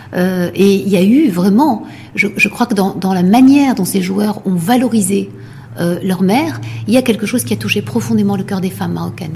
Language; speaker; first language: French; non-native, local second language; Arabic